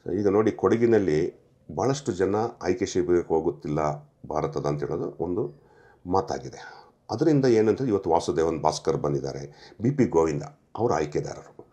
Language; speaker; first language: Kannada; non-native, local second language; Kodava